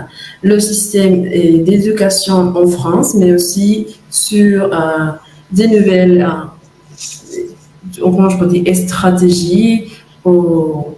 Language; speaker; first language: French; non-native, fluent; Spanish